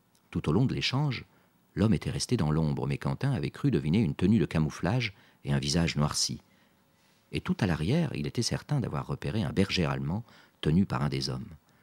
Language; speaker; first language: French; native; French